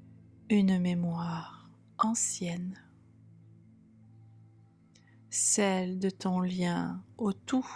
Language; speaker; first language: French; native; French